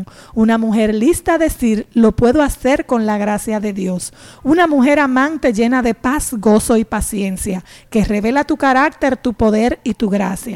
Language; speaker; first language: Spanish; native; Spanish